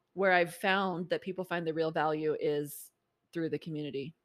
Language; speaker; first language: English; native; English